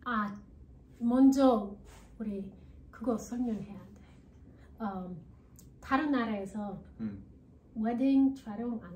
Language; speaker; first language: Korean; non-native, learner; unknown